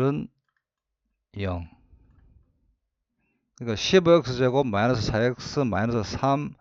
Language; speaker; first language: Korean; native; Korean